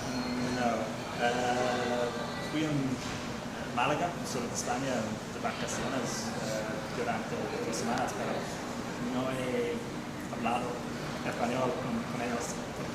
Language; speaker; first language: Spanish; non-native, learner; English